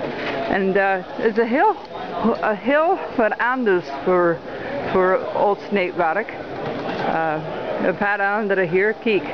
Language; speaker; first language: Dutch; early bilingual, heritage; Dutch